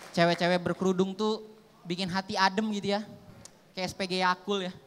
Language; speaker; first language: Indonesian; native; Indonesian